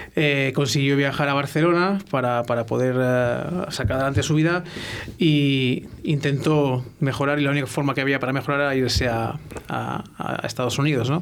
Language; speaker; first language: Spanish; native; Spanish